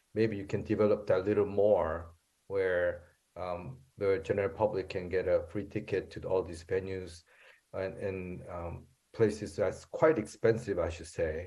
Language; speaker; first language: English; non-native, fluent; Korean